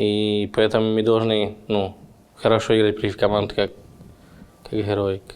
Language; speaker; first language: Russian; non-native, fluent; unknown